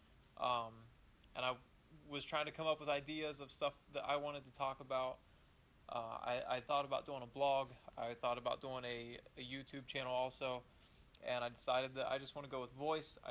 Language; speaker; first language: English; native; English